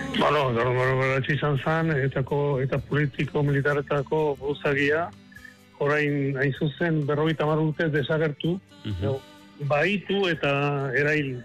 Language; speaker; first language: Basque; non-native, local second language; Spanish